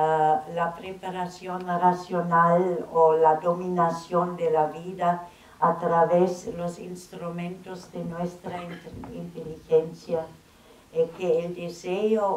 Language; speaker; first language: Spanish; non-native, fluent; German